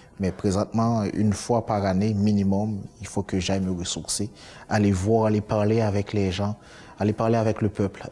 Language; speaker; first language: French; non-native, local second language; Haitian Creole